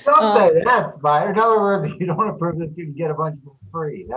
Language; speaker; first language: English; native; English